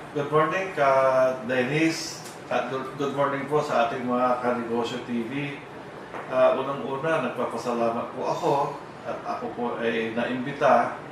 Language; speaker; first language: Filipino; non-native, local second language; Pangasinan